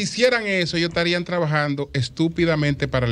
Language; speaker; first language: Spanish; native; Spanish